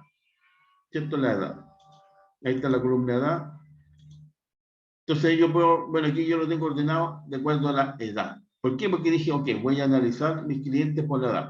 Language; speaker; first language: Spanish; native; Spanish